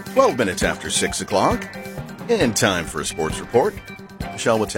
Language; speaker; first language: English; native; English